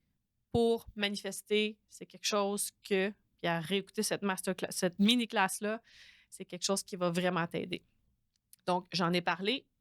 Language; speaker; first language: French; native; French